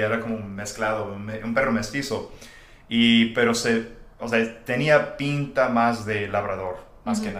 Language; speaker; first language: Spanish; non-native, fluent; English